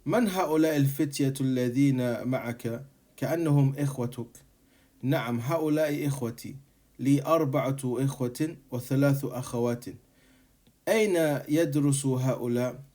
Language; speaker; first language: Arabic; non-native, fluent; English